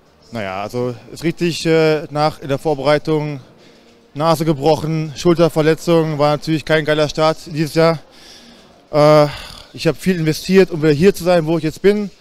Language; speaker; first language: German; native; German